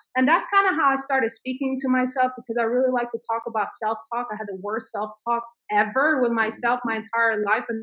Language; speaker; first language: English; early bilingual, other home language; Swedish